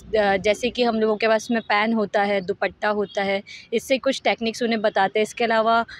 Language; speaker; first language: Hindi; native; Hindi